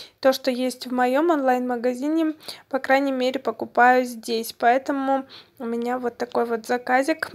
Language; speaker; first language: Russian; non-native, local second language; Armenian